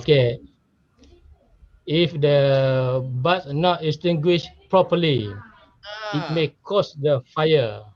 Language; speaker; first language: English; non-native, learner; Malay